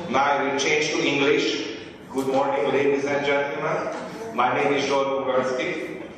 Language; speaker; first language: English; non-native, fluent; Hungarian